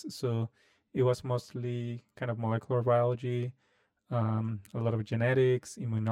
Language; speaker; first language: English; non-native, fluent; Spanish